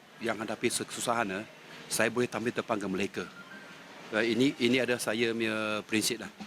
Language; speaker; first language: Malay; non-native, local second language; Chinese